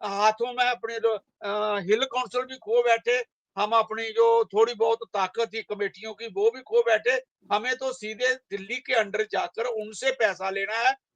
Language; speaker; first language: Hindi; non-native, local second language; Dogri